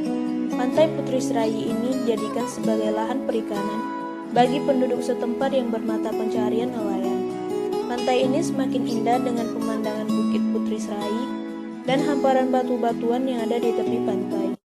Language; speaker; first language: Indonesian; native; Indonesian